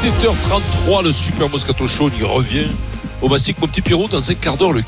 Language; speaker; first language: French; native; French